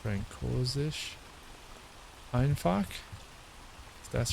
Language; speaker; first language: German; non-native, learner; English